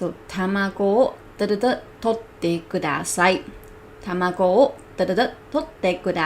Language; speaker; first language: Japanese; non-native, learner; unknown